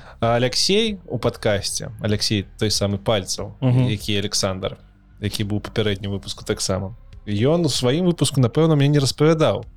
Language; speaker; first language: Belarusian; native; Belarusian